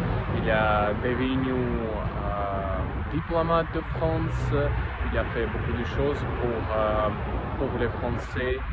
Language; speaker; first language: French; non-native, learner; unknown